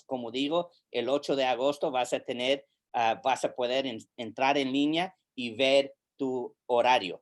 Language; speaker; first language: Spanish; early bilingual, heritage; English